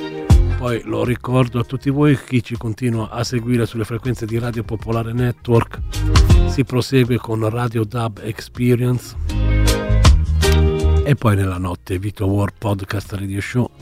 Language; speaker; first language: Italian; native; Italian